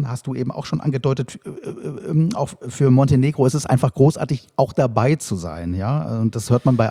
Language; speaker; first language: German; native; German